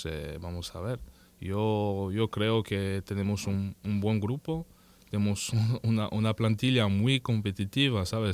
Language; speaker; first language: Spanish; non-native, learner; French